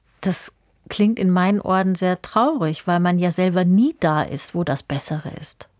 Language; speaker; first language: German; native; German